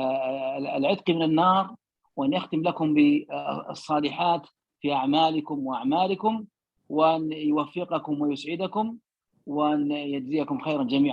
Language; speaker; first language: Arabic; native; Arabic